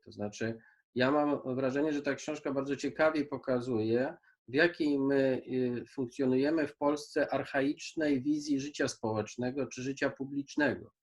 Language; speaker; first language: Polish; native; Polish